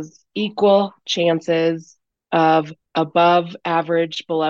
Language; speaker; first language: English; native; English